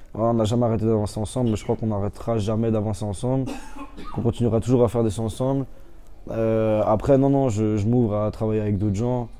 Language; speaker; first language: French; native; French